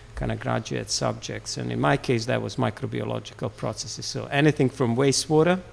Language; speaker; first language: English; non-native, fluent; Serbian